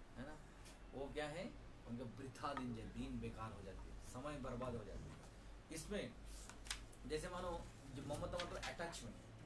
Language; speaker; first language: Hindi; non-native, local second language; Bangla